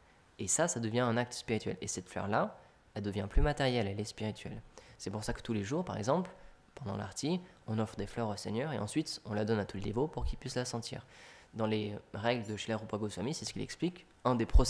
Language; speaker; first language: French; native; French